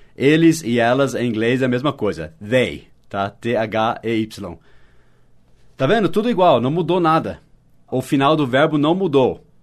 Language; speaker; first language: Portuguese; non-native, fluent; English